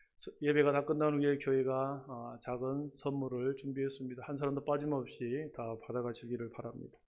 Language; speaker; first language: Korean; native; Korean